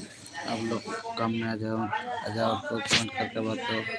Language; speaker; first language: Hindi; non-native, local second language; Santali